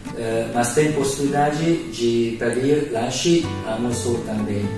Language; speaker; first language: Portuguese; non-native, learner; Hungarian